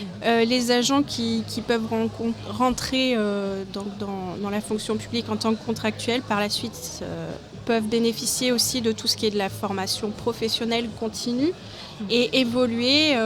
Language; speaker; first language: French; native; French